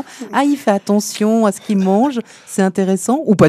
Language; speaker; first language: French; native; French